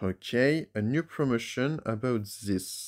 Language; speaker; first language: English; non-native, learner; French